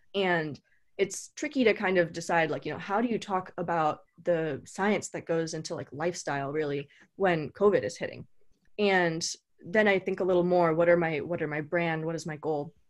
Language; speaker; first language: English; native; English